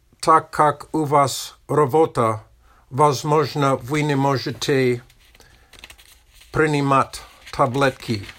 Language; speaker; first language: Russian; non-native, learner; English